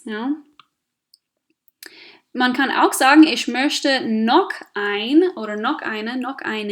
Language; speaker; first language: German; non-native, fluent; English